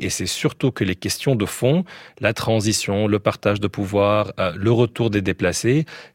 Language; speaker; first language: French; native; French